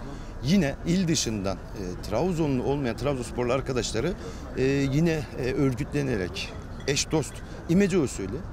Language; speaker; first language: Turkish; native; Turkish